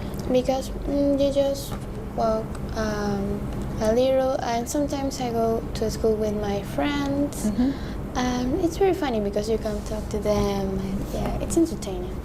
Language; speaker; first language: English; non-native, learner; Spanish